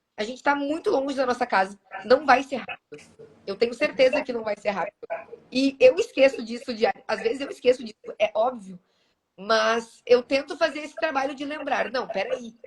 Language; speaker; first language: Portuguese; native; Portuguese